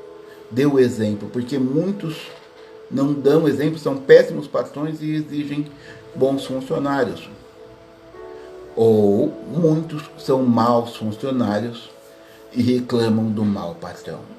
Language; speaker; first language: Portuguese; native; Portuguese